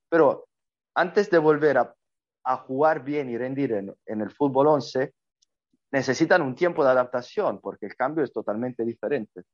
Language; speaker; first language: Spanish; non-native, fluent; Italian